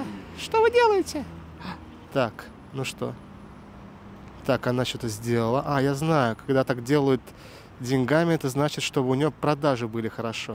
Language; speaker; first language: Russian; native; Russian